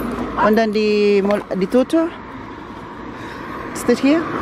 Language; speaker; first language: German; non-native, learner; Filipino